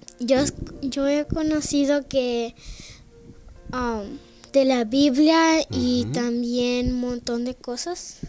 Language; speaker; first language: Spanish; early bilingual, heritage; Spanish